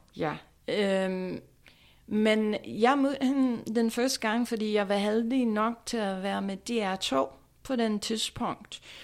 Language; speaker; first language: Danish; non-native, fluent; English